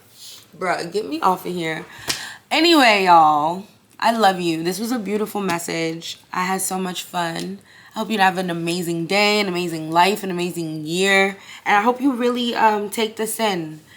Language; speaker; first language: English; native; English